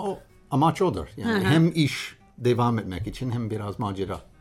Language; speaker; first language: Turkish; non-native, learner; English